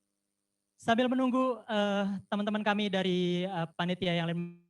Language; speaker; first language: Indonesian; native; Indonesian